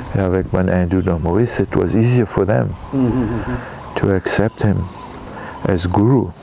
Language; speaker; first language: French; non-native, local second language; Morisyen